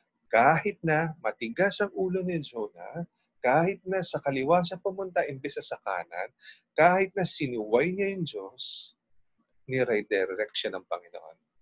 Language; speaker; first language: Filipino; native; Filipino